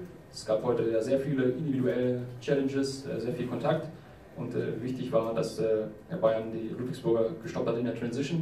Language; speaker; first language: German; native; German